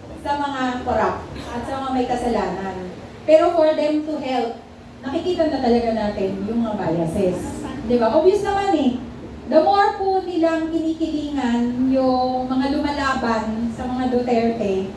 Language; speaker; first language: Filipino; native; Filipino